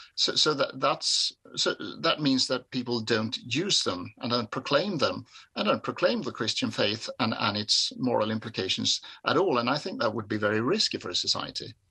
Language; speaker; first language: English; non-native, fluent; Swedish